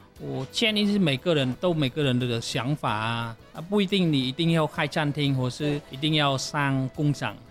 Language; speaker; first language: Chinese; non-native, fluent; Vietnamese